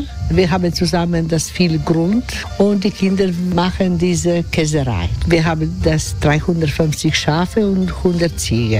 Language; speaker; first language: German; non-native, learner; Croatian